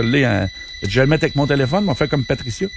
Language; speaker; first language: French; native; French